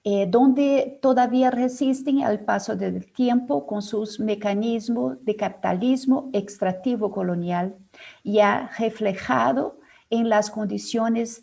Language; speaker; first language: Spanish; non-native, fluent; Portuguese